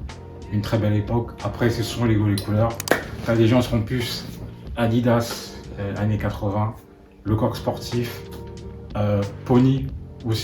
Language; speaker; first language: French; native; French